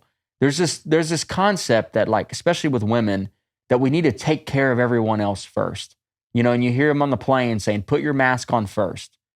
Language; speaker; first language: English; native; English